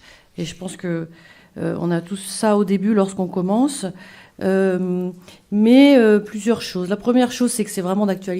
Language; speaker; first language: French; native; French